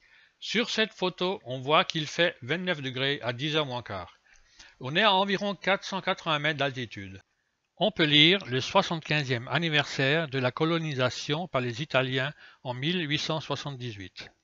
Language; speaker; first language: French; native; French